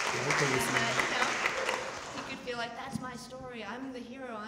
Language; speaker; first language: English; native; English